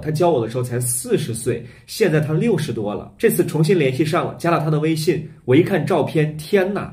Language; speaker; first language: Chinese; native; Chinese